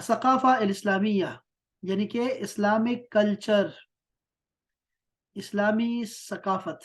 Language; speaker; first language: Urdu; native; Urdu